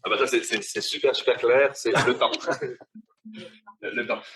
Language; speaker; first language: French; native; French